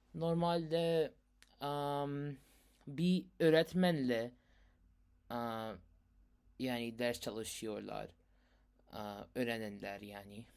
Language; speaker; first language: Turkish; non-native, learner; Urdu